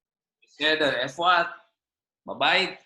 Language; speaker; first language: Hebrew; non-native, fluent; Indonesian